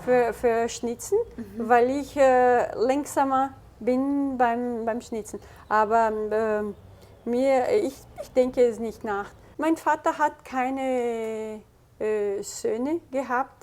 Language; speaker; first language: German; early bilingual, heritage; German